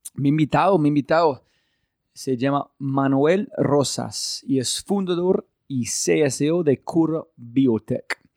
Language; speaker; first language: Spanish; non-native, fluent; English